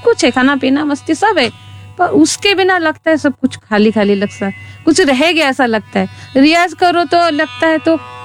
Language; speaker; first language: Hindi; non-native, local second language; Odia